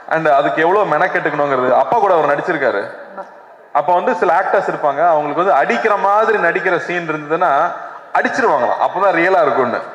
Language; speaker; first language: Tamil; native; Tamil